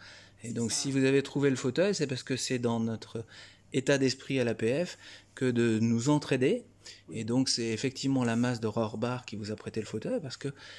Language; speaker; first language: French; native; French